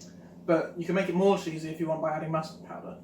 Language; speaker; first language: English; native; English